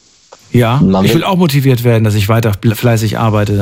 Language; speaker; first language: German; native; German